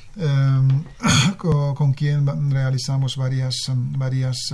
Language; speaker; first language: Spanish; non-native, fluent; Hungarian